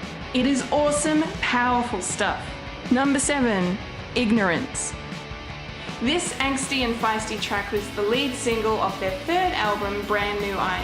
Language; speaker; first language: English; native; English